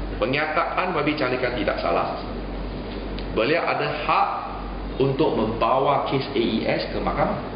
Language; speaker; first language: Malay; non-native, local second language; Chinese